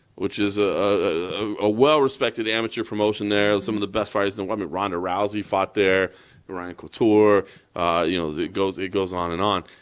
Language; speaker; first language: English; native; English